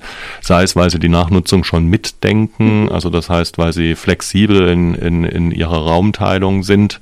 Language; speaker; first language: German; native; German